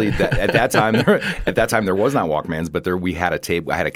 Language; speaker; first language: English; native; English